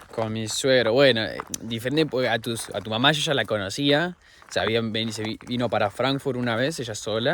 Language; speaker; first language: Spanish; native; Spanish